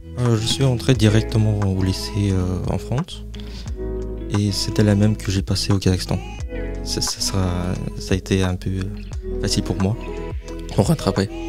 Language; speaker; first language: French; non-native, fluent; Russian